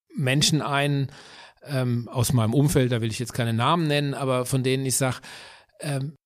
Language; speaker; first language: German; native; German